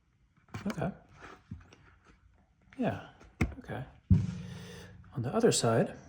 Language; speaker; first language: English; native; English